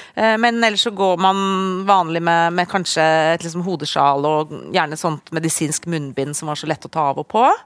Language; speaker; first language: Norwegian; native; Norwegian